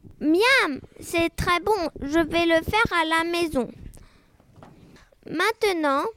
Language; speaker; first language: French; non-native, learner; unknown